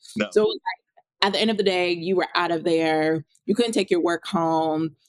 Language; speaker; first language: English; native; English